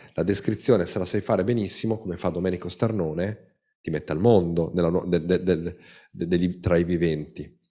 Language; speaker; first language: Italian; native; Italian